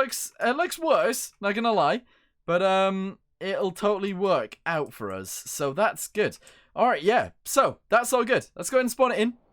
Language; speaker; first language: English; native; English